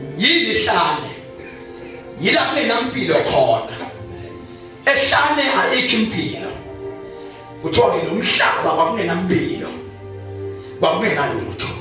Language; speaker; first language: Zulu; non-native, local second language; Swati